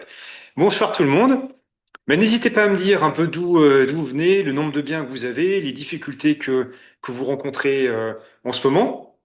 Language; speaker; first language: French; native; French